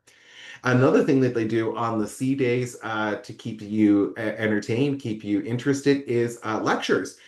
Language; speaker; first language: English; native; English